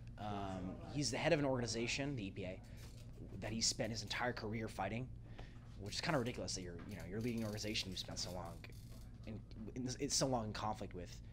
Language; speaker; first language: English; native; English